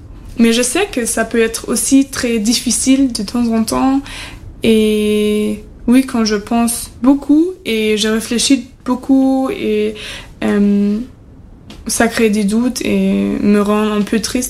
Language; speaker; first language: French; non-native, fluent; German